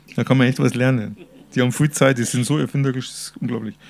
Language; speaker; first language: German; native; German